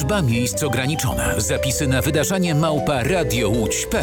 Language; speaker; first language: Polish; native; Polish